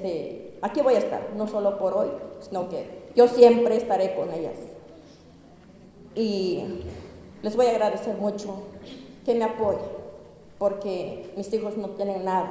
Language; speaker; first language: Spanish; non-native, local second language; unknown